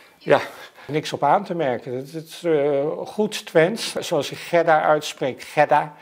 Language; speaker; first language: Dutch; native; Dutch